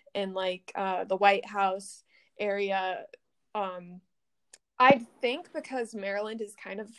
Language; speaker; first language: English; native; English